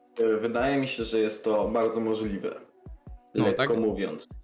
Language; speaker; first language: Polish; native; Polish